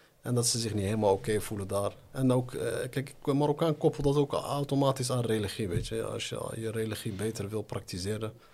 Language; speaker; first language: Dutch; native; Dutch